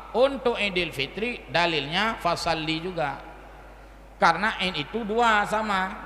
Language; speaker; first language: Malay; non-native, local second language; Achinese